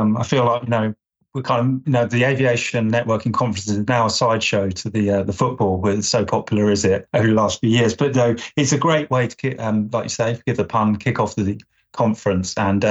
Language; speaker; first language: English; native; English